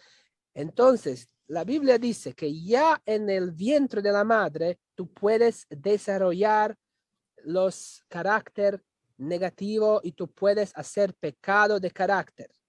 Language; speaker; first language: Spanish; non-native, fluent; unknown